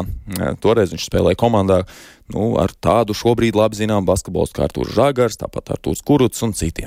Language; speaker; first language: Latvian; native; Latvian